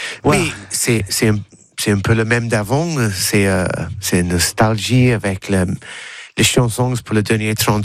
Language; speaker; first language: French; non-native, learner; English